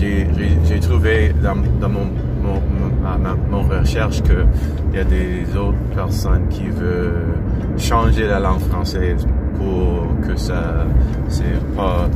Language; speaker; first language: French; non-native, learner; English